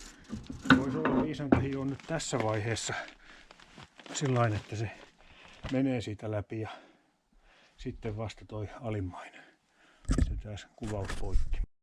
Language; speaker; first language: Finnish; native; Finnish